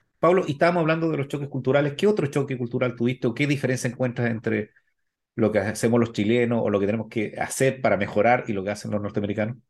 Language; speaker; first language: Spanish; native; Spanish